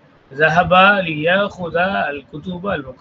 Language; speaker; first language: Arabic; non-native, fluent; Tamil